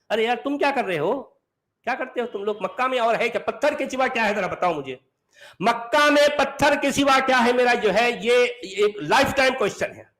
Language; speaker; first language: Urdu; native; Urdu